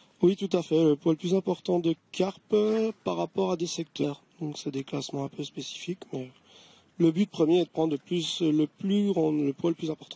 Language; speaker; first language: French; native; French